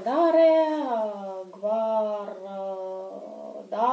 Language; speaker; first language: Italian; non-native, learner; Russian